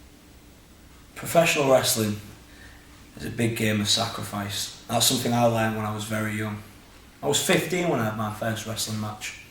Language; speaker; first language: English; native; English